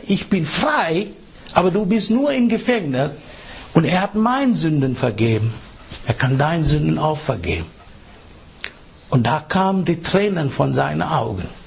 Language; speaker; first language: German; non-native, fluent; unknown